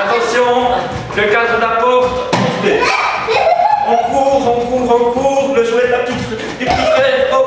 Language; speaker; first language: French; native; French